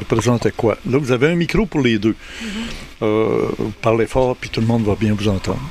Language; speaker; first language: French; native; French